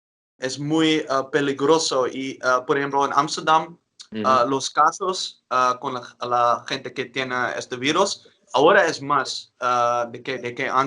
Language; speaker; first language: Spanish; non-native, learner; Dutch